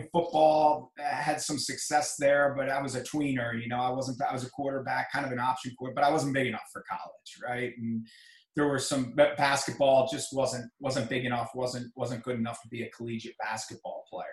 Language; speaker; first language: English; native; English